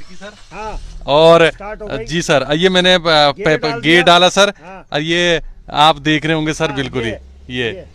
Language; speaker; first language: Hindi; non-native, local second language; Garhwali